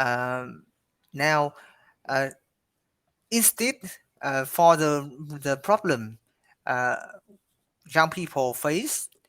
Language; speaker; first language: English; non-native, learner; Vietnamese